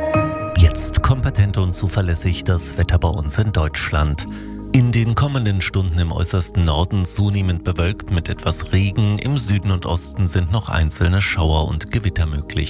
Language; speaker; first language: German; native; German